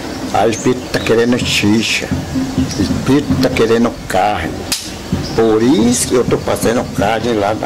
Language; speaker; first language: Portuguese; non-native, local second language; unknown